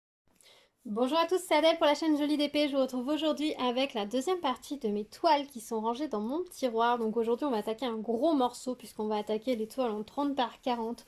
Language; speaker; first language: French; native; French